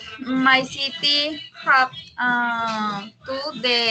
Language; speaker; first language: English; non-native, learner; Spanish